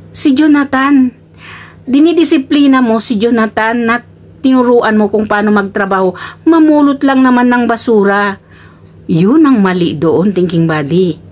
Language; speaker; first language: Filipino; non-native, local second language; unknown